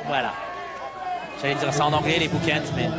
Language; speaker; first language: French; native; French